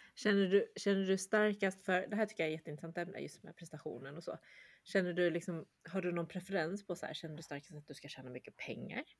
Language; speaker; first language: Swedish; early bilingual, other home language; Chinese